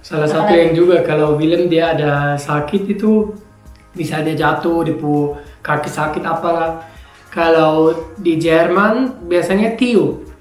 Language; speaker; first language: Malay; non-native, fluent; German